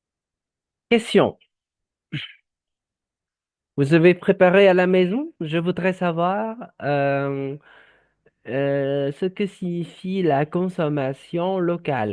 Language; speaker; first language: French; non-native, fluent; Vietnamese